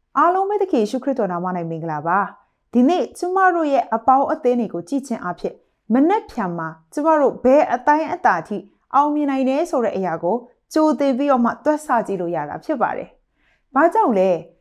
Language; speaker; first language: Burmese; non-native, local second language; Kachin